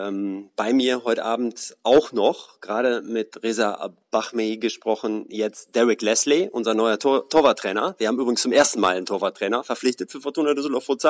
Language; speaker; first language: German; native; German